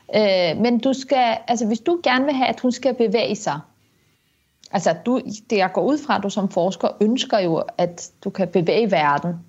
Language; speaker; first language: Danish; early bilingual, other home language; Kurdish